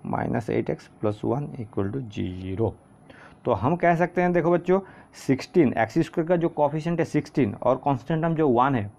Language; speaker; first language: Hindi; non-native, local second language; Assamese